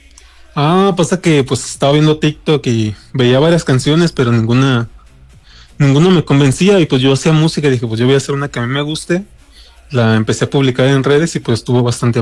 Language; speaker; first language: Spanish; native; Spanish